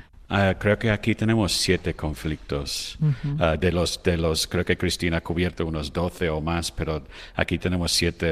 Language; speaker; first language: Spanish; non-native, fluent; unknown